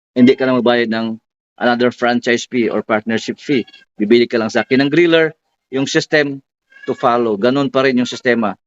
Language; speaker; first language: Filipino; native; Filipino